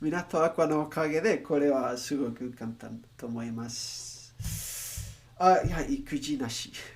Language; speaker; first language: Japanese; non-native, learner; Spanish